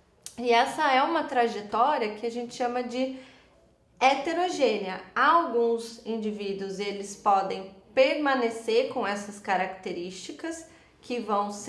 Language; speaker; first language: Portuguese; native; Portuguese